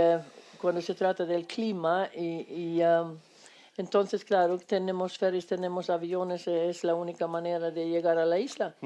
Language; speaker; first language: Spanish; non-native, fluent; Swedish